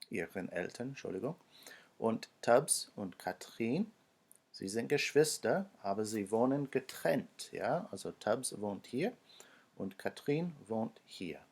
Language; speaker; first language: German; non-native, fluent; English